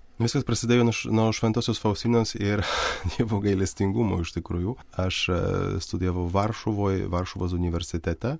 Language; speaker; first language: Lithuanian; non-native, local second language; Polish